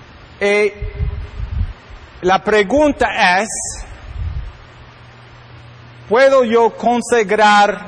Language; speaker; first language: Spanish; non-native, learner; English